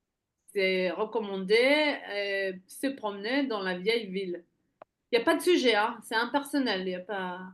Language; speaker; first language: French; non-native, fluent; Hebrew